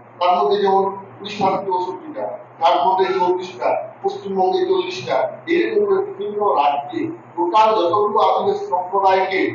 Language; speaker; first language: Bangla; non-native, local second language; Santali